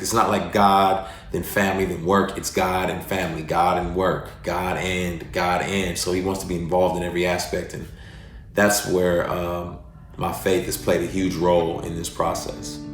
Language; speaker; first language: English; native; English